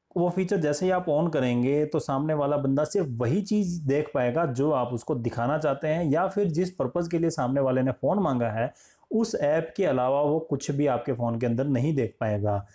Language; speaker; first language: Hindi; native; Hindi